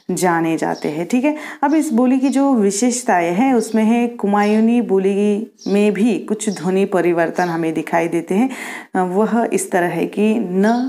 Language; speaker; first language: Hindi; non-native, local second language; Marathi